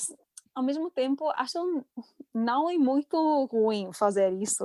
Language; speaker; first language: Portuguese; non-native, fluent; English